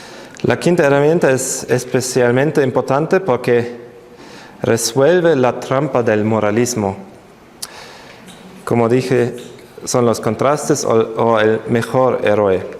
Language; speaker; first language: Spanish; non-native, fluent; German